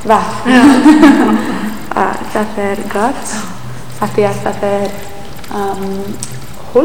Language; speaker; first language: Icelandic; non-native, learner; English